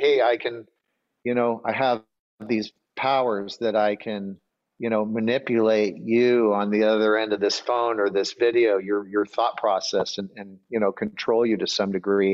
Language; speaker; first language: English; native; English